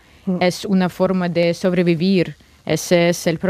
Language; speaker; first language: Spanish; non-native, fluent; Russian